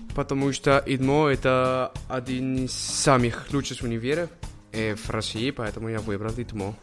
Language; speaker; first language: Russian; non-native, learner; Spanish